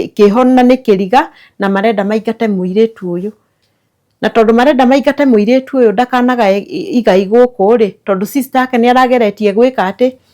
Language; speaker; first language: Kikuyu; native; Kikuyu